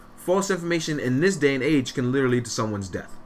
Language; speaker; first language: English; native; English